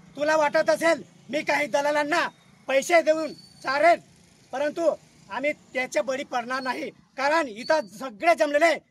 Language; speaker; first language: Marathi; non-native, local second language; Bhili